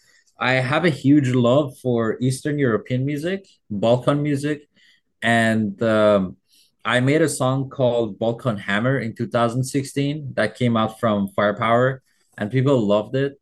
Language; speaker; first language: English; non-native, fluent; Persian